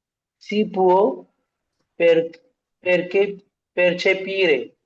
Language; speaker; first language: Italian; non-native, learner; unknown